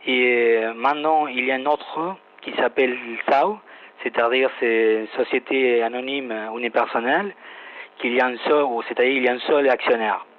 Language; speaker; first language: French; non-native, fluent; Spanish